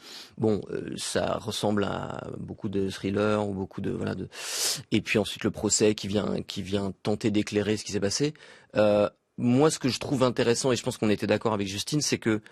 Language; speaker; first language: French; native; French